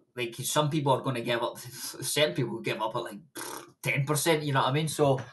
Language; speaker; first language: English; native; English